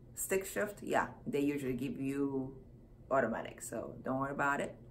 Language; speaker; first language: English; non-native, fluent; Japanese